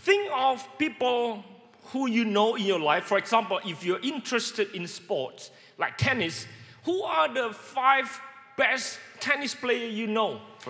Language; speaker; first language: English; non-native, fluent; Indonesian